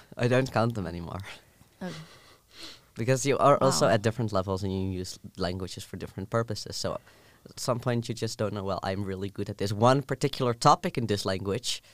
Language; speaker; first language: English; non-native, fluent; Dutch